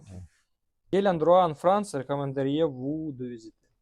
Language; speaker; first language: French; non-native, learner; Russian